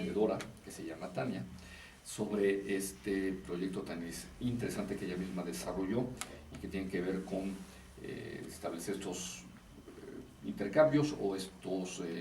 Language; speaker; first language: Spanish; native; Spanish